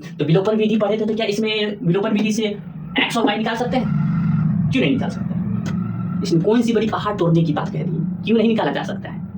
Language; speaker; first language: Hindi; native; Hindi